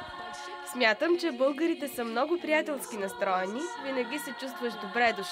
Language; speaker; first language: Bulgarian; non-native, fluent; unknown